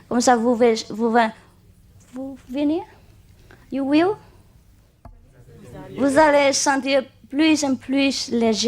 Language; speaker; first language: French; non-native, learner; Chinese